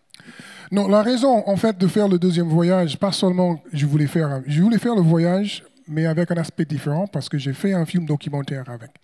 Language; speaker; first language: French; non-native, fluent; English